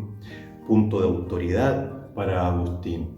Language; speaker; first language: Spanish; native; Spanish